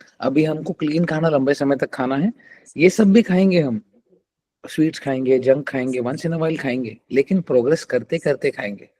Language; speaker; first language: Hindi; non-native, local second language; Telugu